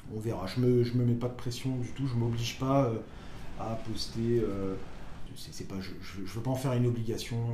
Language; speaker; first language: French; native; French